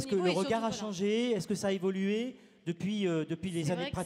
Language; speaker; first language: French; native; French